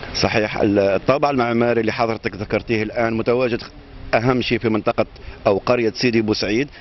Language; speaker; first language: Arabic; native; Arabic